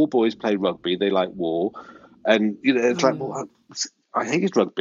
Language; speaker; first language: English; native; English